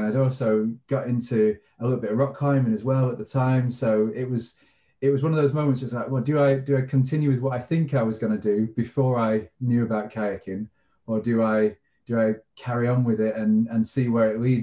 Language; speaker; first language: English; native; English